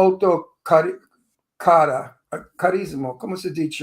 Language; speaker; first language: Italian; early bilingual, heritage; English